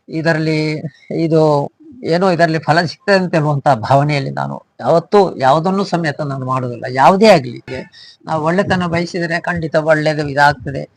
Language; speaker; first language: Kannada; native; Kannada